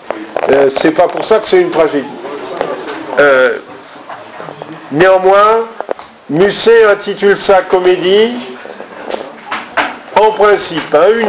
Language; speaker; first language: French; native; French